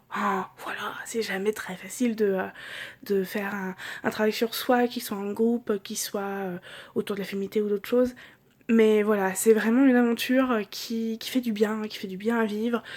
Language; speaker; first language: French; native; French